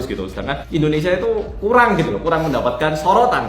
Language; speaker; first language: Indonesian; native; Indonesian